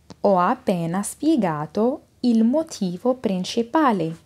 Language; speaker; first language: Italian; non-native, fluent; Arabic